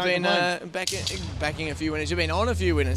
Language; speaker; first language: English; native; English